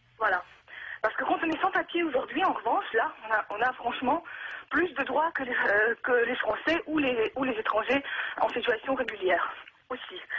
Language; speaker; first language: French; non-native, fluent; Russian